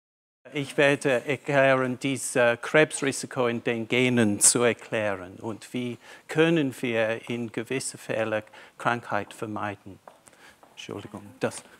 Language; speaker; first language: German; non-native, fluent; English